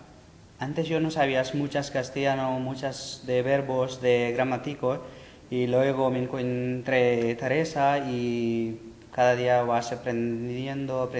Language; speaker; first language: Spanish; non-native, learner; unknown